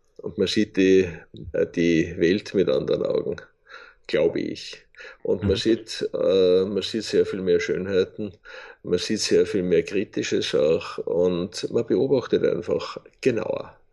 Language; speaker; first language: German; native; German